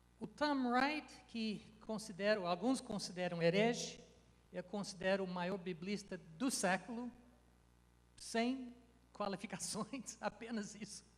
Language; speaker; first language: Portuguese; non-native, fluent; English